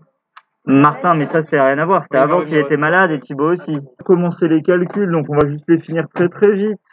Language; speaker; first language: French; native; French